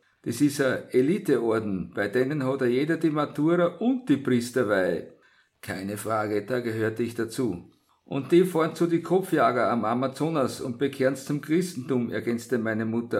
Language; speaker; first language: German; native; German